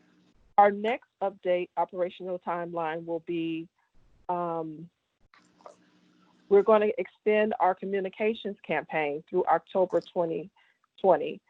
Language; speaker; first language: English; native; English